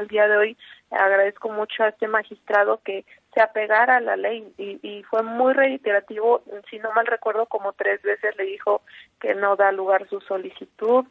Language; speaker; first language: Spanish; native; Spanish